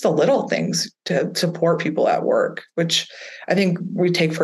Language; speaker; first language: English; native; English